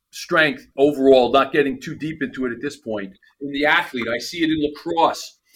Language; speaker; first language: English; native; English